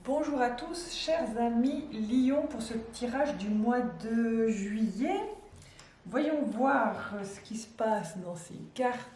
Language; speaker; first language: French; native; French